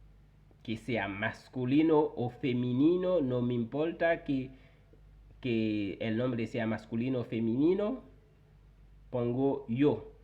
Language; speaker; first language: Spanish; non-native, fluent; Haitian Creole